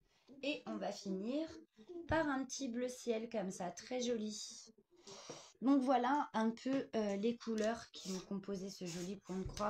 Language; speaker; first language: French; native; French